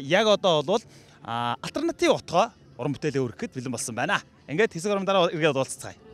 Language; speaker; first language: Mongolian; native; Mongolian